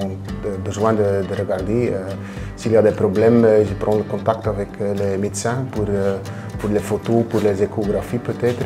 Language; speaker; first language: French; non-native, local second language; Dutch